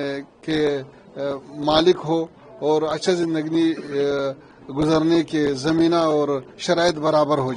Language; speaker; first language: Hindi; non-native, fluent; Pashto